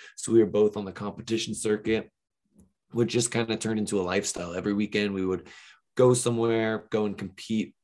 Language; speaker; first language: English; native; English